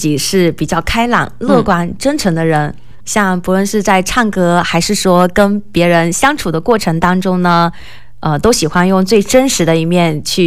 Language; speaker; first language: Chinese; non-native, local second language; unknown